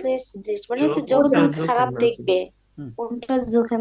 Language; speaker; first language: German; non-native, learner; Bangla